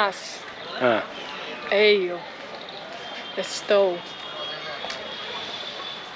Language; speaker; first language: Portuguese; non-native, learner; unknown